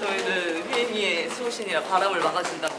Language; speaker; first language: Korean; native; Korean